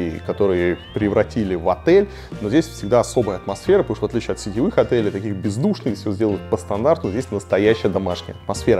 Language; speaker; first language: Russian; native; Russian